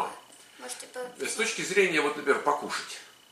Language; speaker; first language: Russian; native; Russian